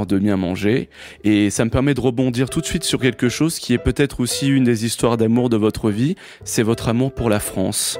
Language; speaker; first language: French; native; French